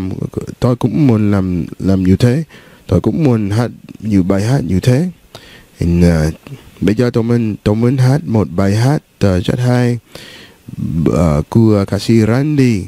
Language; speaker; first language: Vietnamese; non-native, learner; English